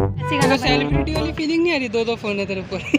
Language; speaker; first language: Hindi; native; Hindi